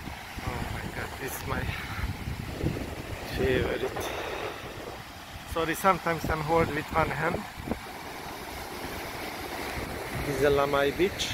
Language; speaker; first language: English; non-native, learner; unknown